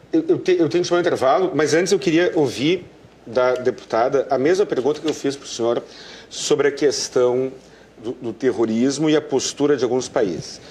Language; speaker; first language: Portuguese; native; Portuguese